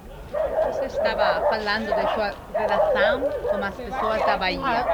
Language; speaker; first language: Portuguese; non-native, fluent; Spanish